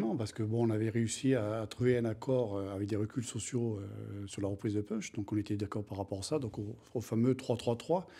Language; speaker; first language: French; native; French